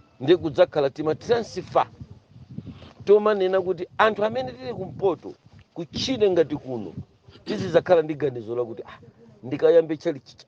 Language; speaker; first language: Nyanja; non-native, local second language; Tumbuka